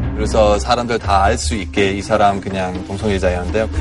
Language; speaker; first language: Korean; non-native, fluent; German